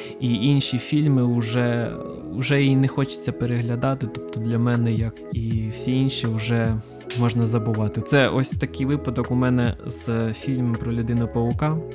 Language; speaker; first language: Ukrainian; non-native, local second language; Russian